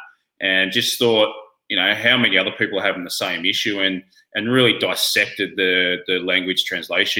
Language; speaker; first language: English; native; English